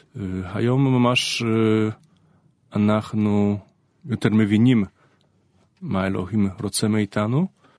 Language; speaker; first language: Hebrew; non-native, fluent; Polish